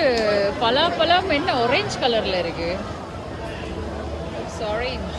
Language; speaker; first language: Tamil; native; Tamil